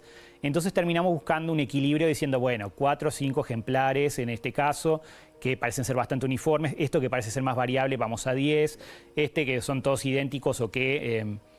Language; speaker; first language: Spanish; native; Spanish